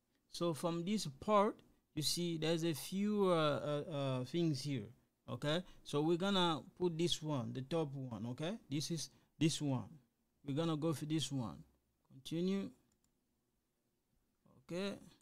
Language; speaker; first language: English; non-native, fluent; Lingala